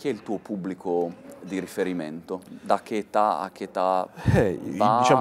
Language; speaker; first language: Italian; native; Italian